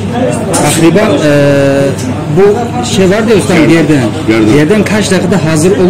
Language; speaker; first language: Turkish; non-native, learner; Tajik